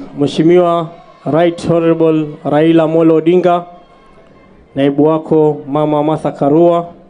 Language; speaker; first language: Swahili; native; Swahili